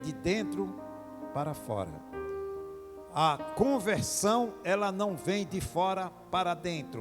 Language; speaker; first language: Portuguese; native; Portuguese